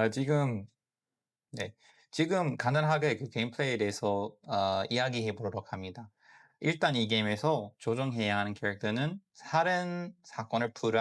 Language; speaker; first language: Korean; non-native, fluent; English